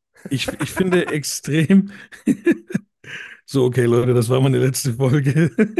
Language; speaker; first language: German; native; German